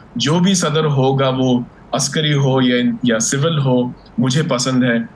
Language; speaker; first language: Urdu; early bilingual, heritage; Urdu